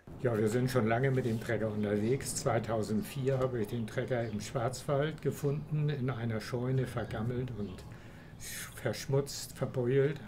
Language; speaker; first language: German; native; German